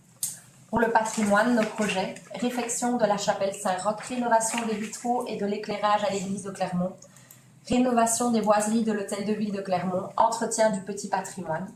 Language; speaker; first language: French; native; French